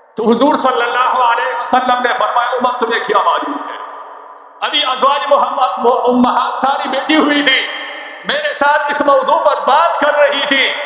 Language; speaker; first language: Urdu; non-native, local second language; Pashto